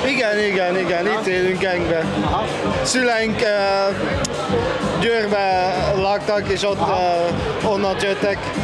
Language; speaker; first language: Hungarian; early bilingual, heritage; Hungarian